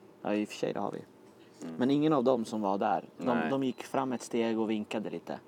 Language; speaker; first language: Swedish; native; Swedish